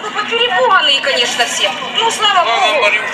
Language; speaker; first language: Russian; native; Russian